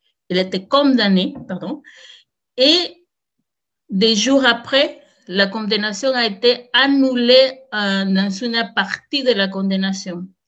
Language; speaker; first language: French; non-native, fluent; Spanish